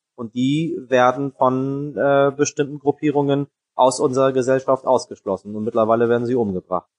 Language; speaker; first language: German; early bilingual, other home language; Persian